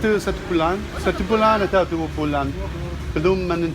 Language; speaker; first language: Indonesian; non-native, learner; English